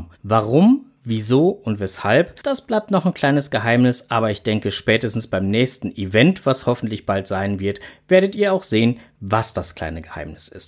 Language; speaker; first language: German; native; German